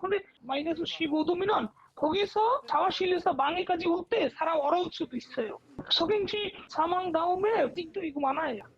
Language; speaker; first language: Korean; non-native, learner; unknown